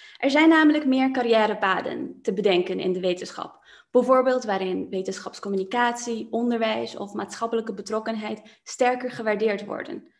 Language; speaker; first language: Dutch; non-native, local second language; Papiamento